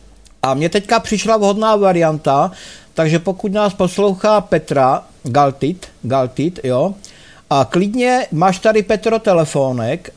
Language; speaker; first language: Czech; native; Czech